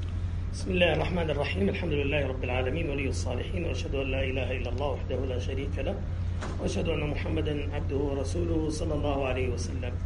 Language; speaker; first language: Arabic; native; Arabic